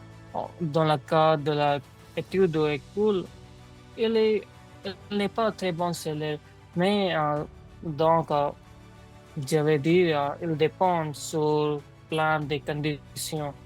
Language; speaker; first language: French; non-native, learner; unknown